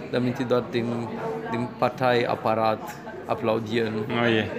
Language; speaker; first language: German; non-native, fluent; Romanian